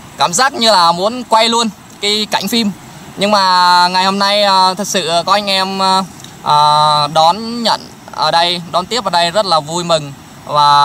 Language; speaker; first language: Vietnamese; non-native, local second language; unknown